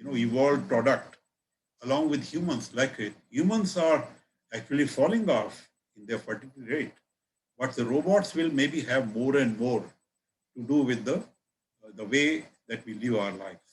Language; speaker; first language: English; non-native, local second language; Hindi